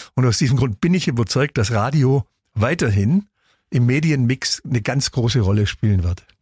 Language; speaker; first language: German; native; German